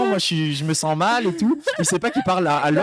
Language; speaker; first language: French; native; French